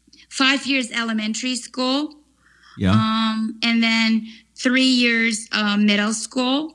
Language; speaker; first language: English; non-native, fluent; Turkish